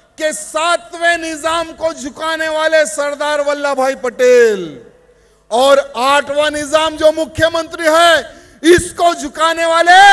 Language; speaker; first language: Hindi; native; Hindi